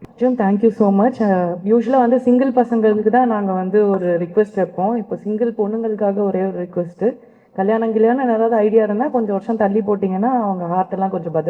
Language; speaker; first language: Tamil; native; Tamil